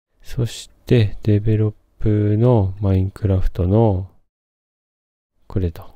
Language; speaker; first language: Japanese; native; Japanese